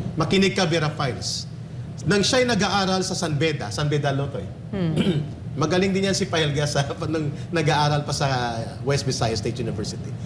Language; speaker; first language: Filipino; non-native, local second language; Hiligaynon